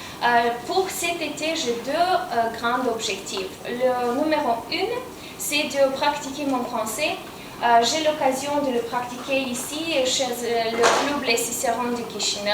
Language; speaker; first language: French; non-native, fluent; Romanian